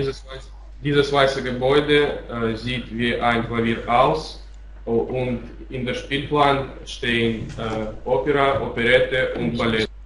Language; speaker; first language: German; non-native, learner; Russian